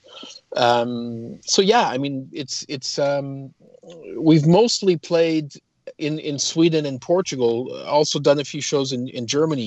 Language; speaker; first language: English; early bilingual, other home language; Portuguese